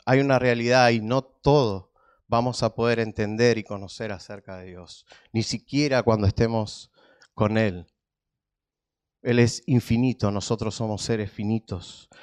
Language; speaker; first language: Spanish; native; Spanish